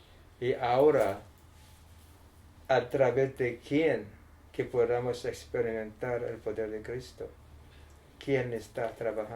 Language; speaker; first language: Spanish; non-native, learner; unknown